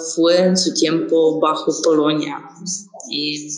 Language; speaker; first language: Spanish; non-native, fluent; Ukrainian